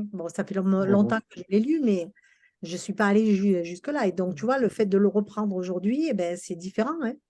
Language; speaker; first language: French; native; French